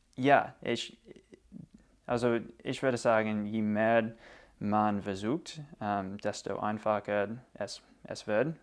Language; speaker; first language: German; non-native, learner; English